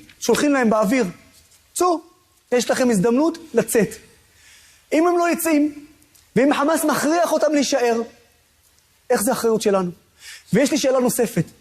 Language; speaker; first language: Hebrew; non-native, local second language; Arabic